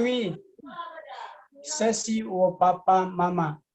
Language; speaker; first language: Chinese; non-native, learner; Indonesian